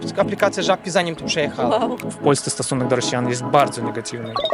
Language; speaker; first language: Polish; non-native, fluent; Azerbaijani